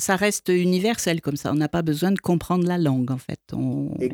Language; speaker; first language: French; native; French